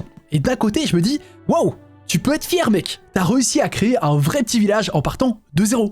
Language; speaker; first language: French; native; French